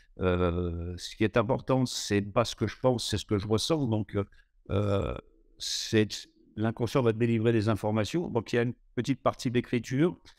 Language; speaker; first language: French; native; French